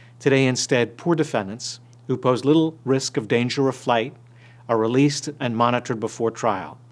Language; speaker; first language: English; native; English